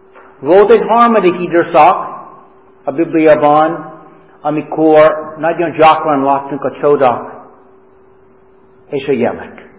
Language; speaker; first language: Hungarian; non-native, fluent; English